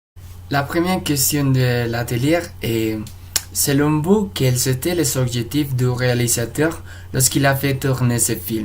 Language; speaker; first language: French; non-native, fluent; Spanish